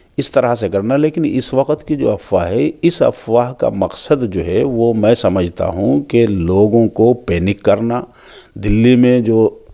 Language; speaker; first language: Hindi; native; Hindi